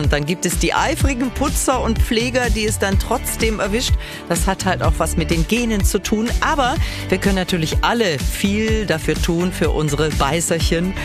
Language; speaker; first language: German; native; German